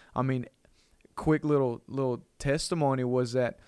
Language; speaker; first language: English; native; English